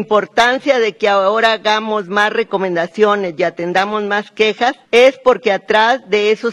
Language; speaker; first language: Spanish; native; Spanish